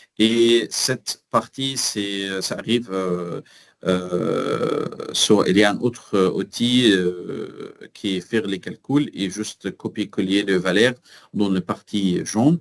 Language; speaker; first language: French; non-native, learner; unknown